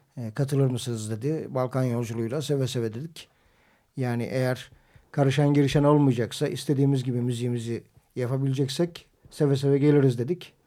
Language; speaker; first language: Turkish; native; Turkish